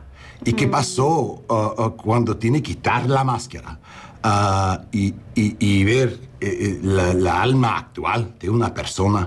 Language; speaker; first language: Spanish; non-native, learner; English